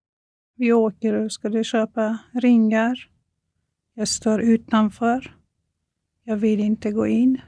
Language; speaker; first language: Swedish; non-native, fluent; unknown